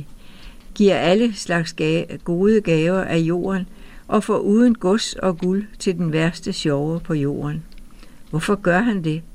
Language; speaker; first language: Danish; native; Danish